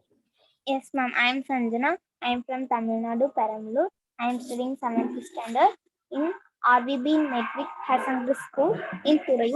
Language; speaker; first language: English; non-native, learner; Tamil